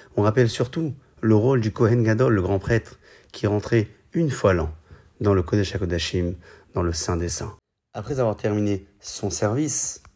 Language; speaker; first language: French; native; French